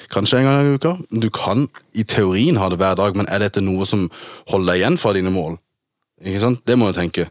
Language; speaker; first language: Norwegian; early bilingual, other home language; German